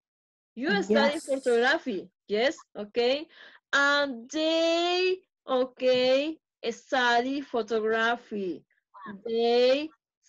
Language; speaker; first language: English; non-native, fluent; Spanish